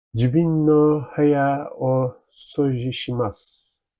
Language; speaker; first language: Japanese; non-native, learner; Turkish